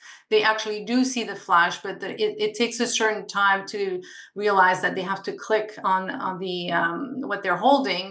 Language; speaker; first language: English; non-native, local second language; French